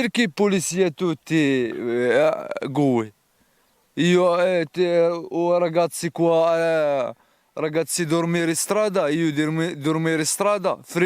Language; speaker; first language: Italian; non-native, learner; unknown